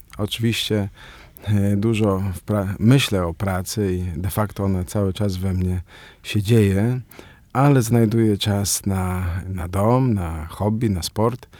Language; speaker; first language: Polish; native; Polish